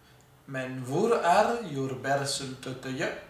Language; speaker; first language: Norwegian; non-native, learner; French